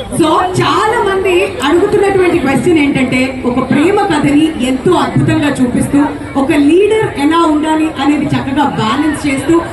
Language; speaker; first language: Telugu; native; Telugu